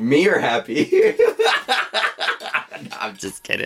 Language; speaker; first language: English; early bilingual, other home language; Spanish